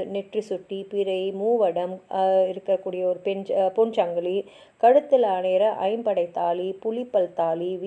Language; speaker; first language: Tamil; native; Tamil